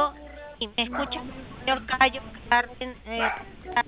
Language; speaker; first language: Spanish; native; Spanish